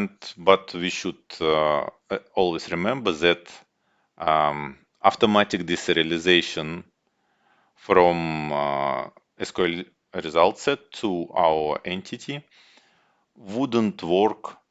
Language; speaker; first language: English; non-native, fluent; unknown